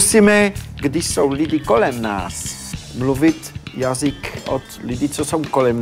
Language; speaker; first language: Czech; non-native, fluent; French